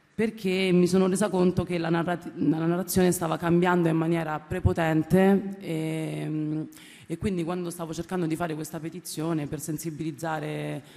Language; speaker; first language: Italian; early bilingual, other home language; Amharic